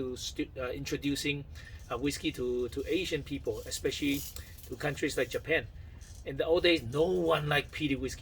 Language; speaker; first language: English; non-native, fluent; Chinese